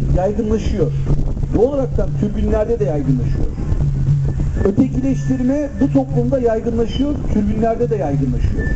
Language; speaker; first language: Turkish; native; Turkish